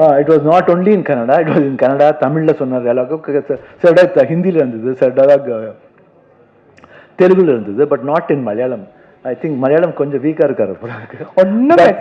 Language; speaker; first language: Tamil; non-native, local second language; Kannada